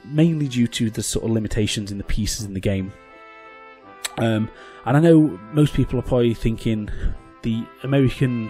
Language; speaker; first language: English; native; English